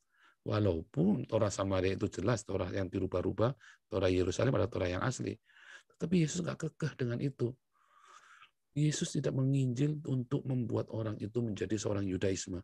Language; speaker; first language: Indonesian; native; Indonesian